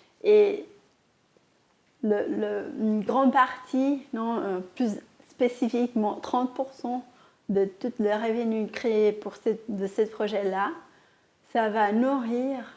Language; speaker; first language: French; non-native, fluent; Portuguese